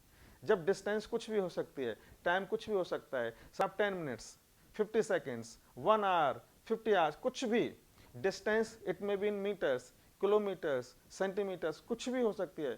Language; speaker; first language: Hindi; native; Hindi